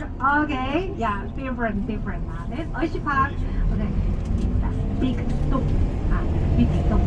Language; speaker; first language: English; non-native, learner; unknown